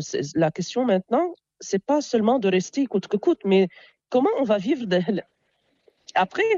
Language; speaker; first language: French; non-native, local second language; Arabic